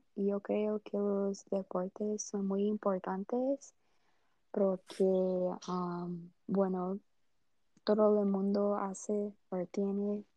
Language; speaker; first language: Spanish; non-native, learner; Portuguese